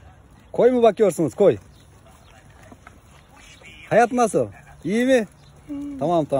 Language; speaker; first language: Turkish; non-native, learner; Kyrgyz